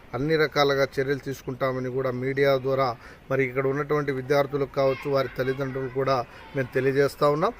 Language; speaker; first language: Telugu; non-native, local second language; Lambadi